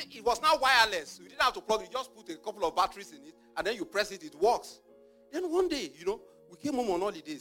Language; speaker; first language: English; non-native, local second language; Yoruba